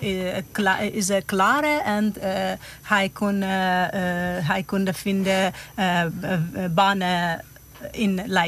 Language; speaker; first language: Dutch; non-native, learner; Persian